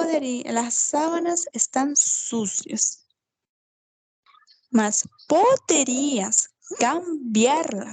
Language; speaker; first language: Spanish; non-native, learner; Portuguese